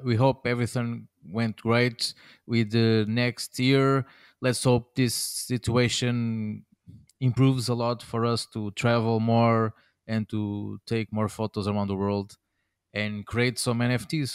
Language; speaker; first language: English; non-native, fluent; Portuguese